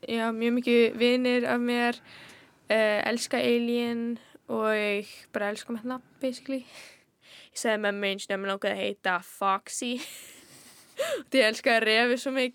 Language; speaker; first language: Icelandic; early bilingual, heritage; Icelandic